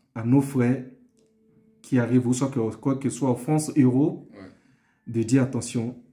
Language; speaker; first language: French; non-native, local second language; Sango